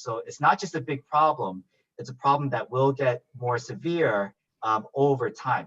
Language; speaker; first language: English; native; English